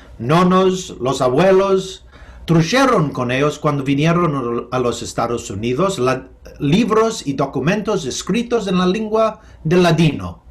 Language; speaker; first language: Spanish; non-native, fluent; English